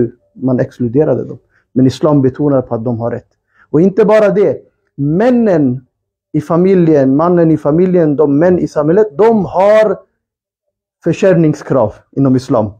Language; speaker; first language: Swedish; early bilingual, other home language; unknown